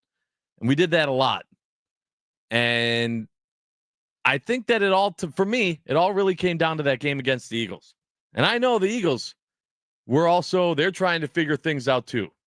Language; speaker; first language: English; native; English